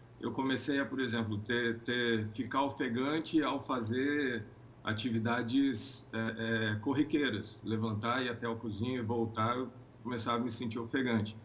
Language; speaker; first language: Portuguese; native; Portuguese